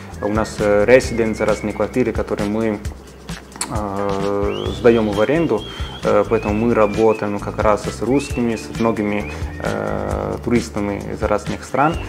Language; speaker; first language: Russian; non-native, fluent; Italian